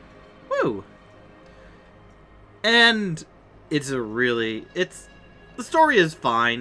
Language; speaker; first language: English; native; English